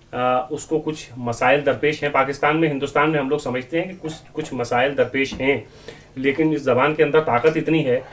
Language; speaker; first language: Hindi; native; Hindi